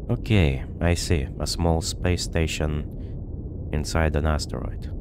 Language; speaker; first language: English; non-native, fluent; Russian